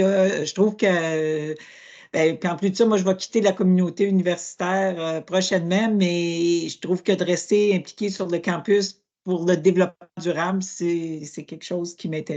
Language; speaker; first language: French; native; French